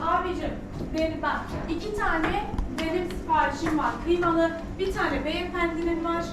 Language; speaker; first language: Turkish; native; Turkish